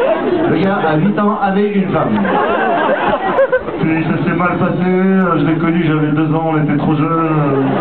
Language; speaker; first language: French; native; French